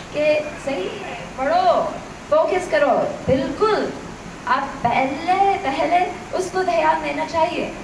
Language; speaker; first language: Hindi; early bilingual, other home language; Urdu